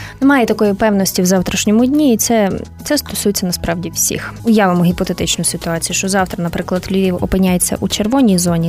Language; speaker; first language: Ukrainian; native; Ukrainian